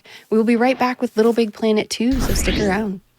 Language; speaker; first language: English; native; English